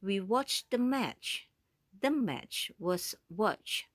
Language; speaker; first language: English; non-native, fluent; Indonesian